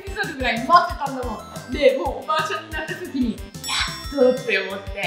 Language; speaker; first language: Japanese; non-native, fluent; Italian